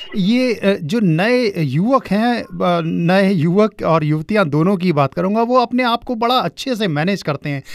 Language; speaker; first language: Hindi; native; Hindi